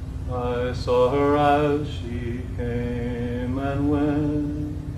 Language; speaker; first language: English; native; English